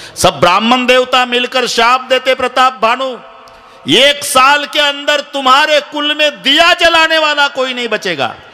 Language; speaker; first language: Hindi; non-native, local second language; Marathi